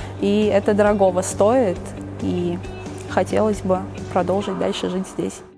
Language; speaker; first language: Russian; early bilingual, other home language; Armenian